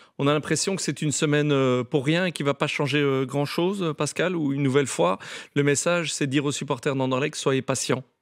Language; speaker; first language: French; native; French